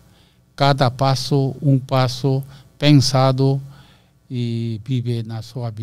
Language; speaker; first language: Portuguese; non-native, learner; Korean